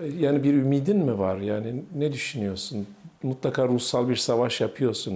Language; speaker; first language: Turkish; native; Turkish